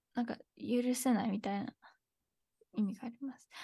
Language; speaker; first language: Japanese; early bilingual, heritage; Japanese